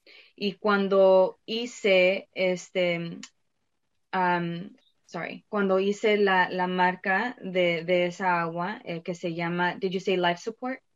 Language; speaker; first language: Spanish; early bilingual, heritage; Spanish